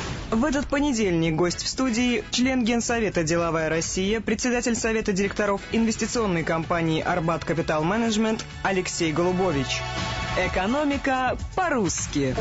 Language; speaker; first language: Russian; native; Russian